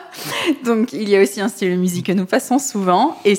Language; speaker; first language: French; native; French